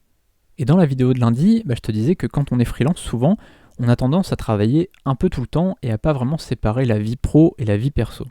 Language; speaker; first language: French; native; French